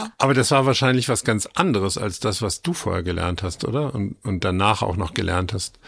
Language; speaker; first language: German; native; German